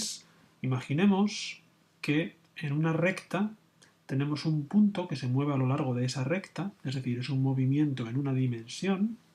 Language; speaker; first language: Spanish; native; Spanish